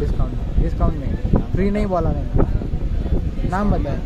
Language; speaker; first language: Hindi; non-native, local second language; Marathi